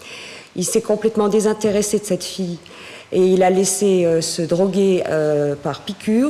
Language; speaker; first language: French; native; French